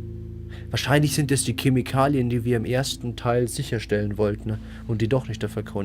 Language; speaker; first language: German; native; German